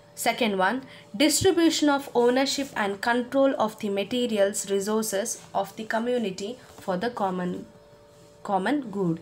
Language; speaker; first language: English; non-native, local second language; Kannada